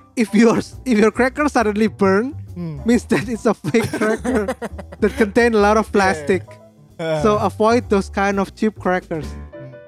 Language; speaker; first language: English; non-native, fluent; Indonesian